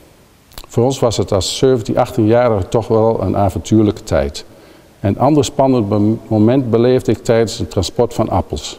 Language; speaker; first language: Dutch; native; Dutch